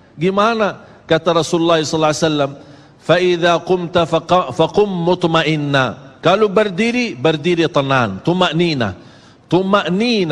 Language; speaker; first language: Malay; native; Malay